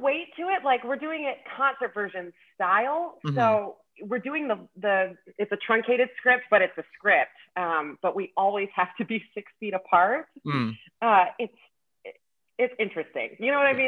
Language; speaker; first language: English; native; English